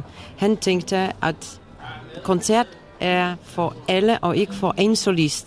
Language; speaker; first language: Danish; non-native, fluent; Polish